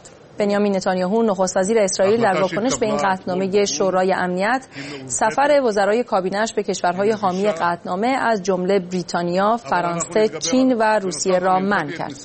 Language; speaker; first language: Persian; native; Persian